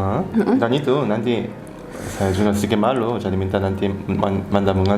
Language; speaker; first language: Indonesian; non-native, learner; Korean